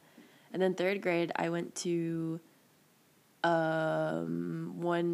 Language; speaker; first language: English; native; English